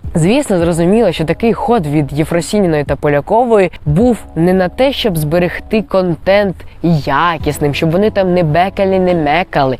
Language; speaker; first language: Ukrainian; native; Ukrainian